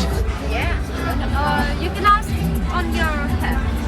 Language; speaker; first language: English; non-native, learner; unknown